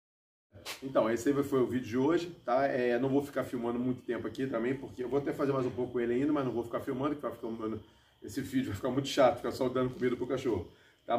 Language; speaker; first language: Portuguese; native; Portuguese